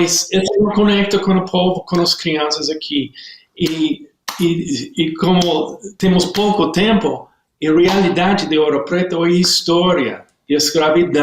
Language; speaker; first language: Portuguese; non-native, learner; English